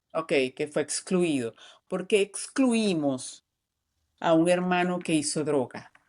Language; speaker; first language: Spanish; native; Spanish